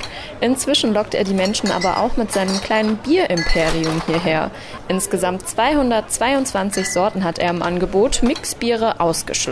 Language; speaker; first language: German; native; German